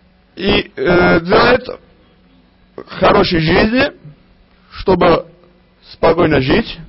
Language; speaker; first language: Russian; non-native, learner; Italian